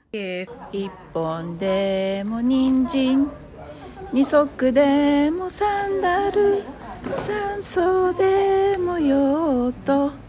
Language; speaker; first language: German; non-native, learner; Japanese